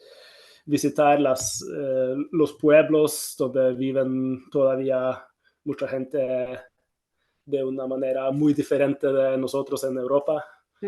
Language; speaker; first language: Spanish; non-native, fluent; Norwegian